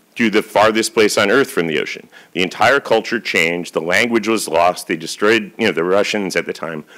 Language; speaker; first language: English; native; English